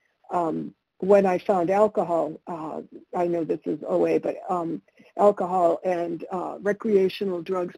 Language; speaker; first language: English; early bilingual, other home language; Italian